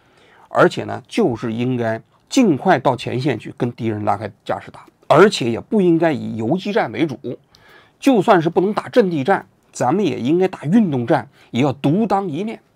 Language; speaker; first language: Chinese; native; Chinese